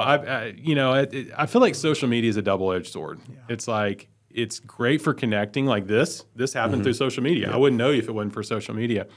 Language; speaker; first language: English; native; English